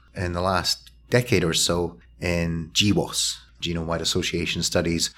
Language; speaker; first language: English; native; English